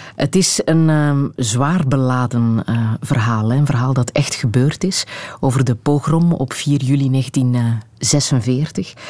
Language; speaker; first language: Dutch; native; Dutch